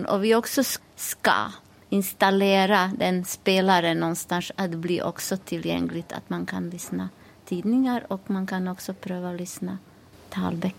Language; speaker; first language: Swedish; non-native, fluent; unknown